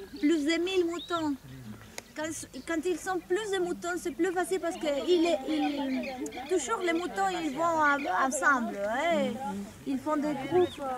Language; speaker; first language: French; non-native, fluent; Spanish